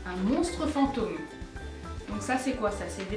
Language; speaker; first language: French; native; French